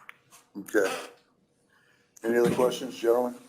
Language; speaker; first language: English; native; English